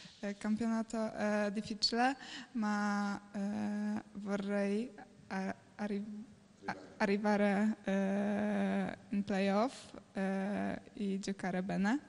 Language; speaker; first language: Italian; non-native, learner; Polish